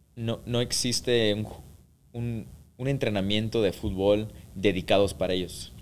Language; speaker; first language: Spanish; early bilingual, heritage; Spanish